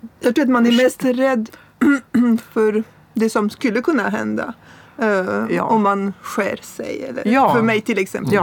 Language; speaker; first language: Swedish; non-native, fluent; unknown